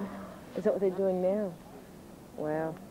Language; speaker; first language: English; native; English